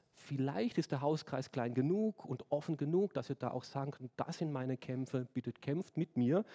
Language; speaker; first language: German; native; German